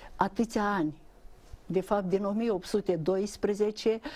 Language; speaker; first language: Romanian; native; Romanian